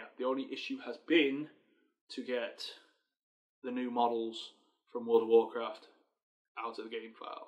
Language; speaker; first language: English; native; English